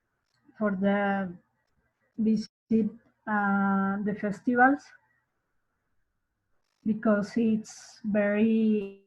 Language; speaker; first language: English; non-native, learner; Spanish